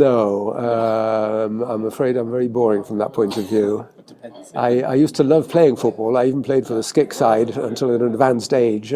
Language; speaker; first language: English; native; English